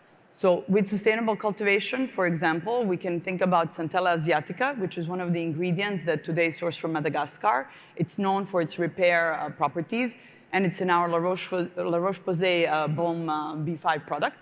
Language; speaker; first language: English; non-native, fluent; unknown